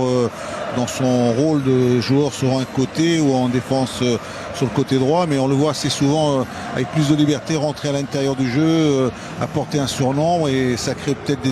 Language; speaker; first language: French; native; French